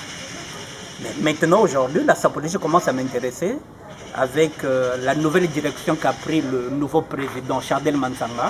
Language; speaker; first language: French; non-native, local second language; Lingala